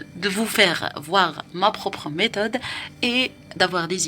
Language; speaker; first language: French; non-native, local second language; Arabic